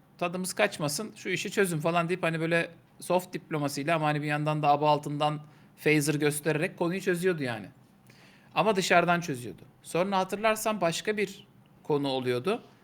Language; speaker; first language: Turkish; native; Turkish